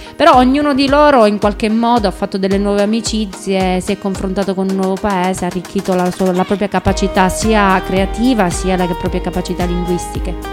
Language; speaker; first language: Italian; native; Italian